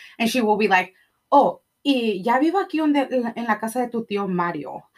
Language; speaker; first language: Spanish; early bilingual, heritage; Spanish